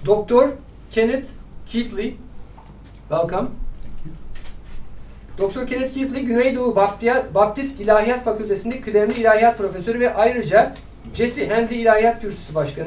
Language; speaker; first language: Turkish; native; Turkish